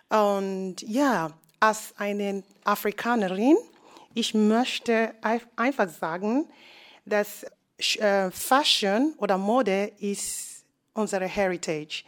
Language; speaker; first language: German; non-native, learner; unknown